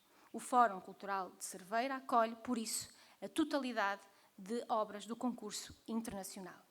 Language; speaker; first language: Portuguese; native; Portuguese